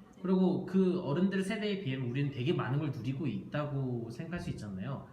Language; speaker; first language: Korean; native; Korean